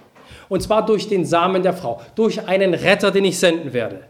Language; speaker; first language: German; native; German